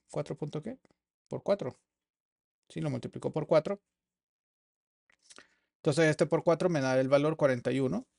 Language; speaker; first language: Spanish; native; Spanish